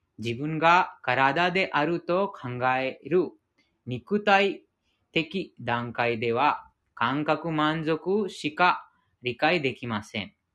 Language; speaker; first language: Japanese; non-native, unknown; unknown